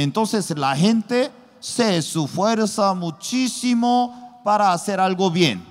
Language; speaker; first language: Spanish; non-native, learner; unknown